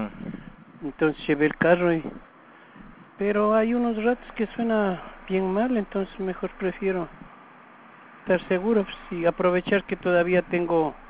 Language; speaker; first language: Spanish; native; Spanish